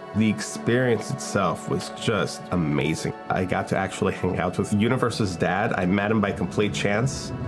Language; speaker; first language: English; early bilingual, other home language; Hebrew